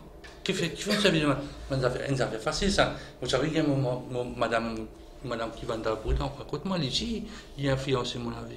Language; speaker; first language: French; non-native, local second language; Morisyen